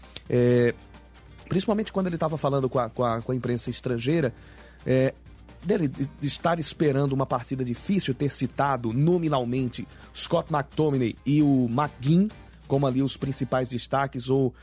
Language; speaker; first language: Portuguese; native; Portuguese